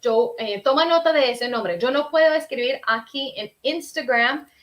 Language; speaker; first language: Spanish; early bilingual, heritage; Spanish